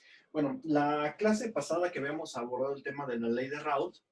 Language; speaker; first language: Spanish; native; Spanish